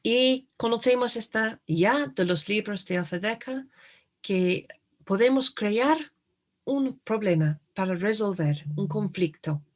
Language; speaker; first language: Spanish; non-native, fluent; English